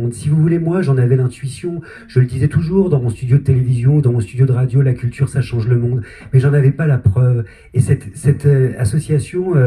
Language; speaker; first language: French; native; French